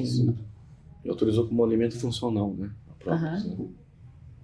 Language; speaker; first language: Portuguese; native; Portuguese